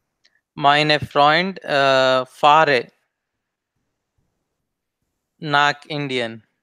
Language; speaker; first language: German; non-native, learner; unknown